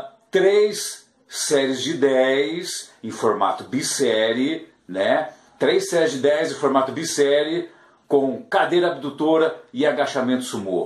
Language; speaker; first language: Portuguese; native; Portuguese